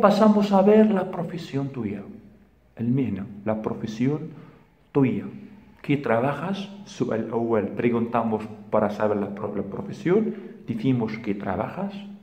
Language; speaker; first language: Spanish; non-native, fluent; Arabic